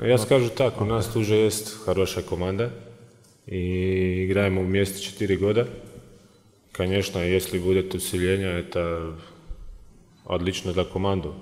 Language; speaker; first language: Russian; non-native, fluent; Croatian